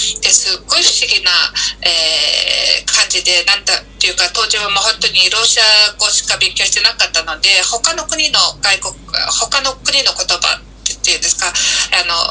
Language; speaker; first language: Japanese; non-native, fluent; Mongolian